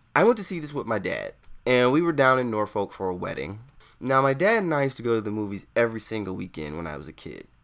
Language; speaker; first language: English; native; English